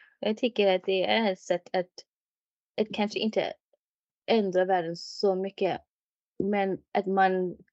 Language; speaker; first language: Swedish; non-native, fluent; English